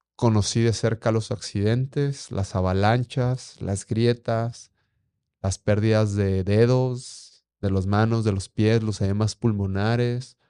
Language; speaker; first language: Spanish; native; Spanish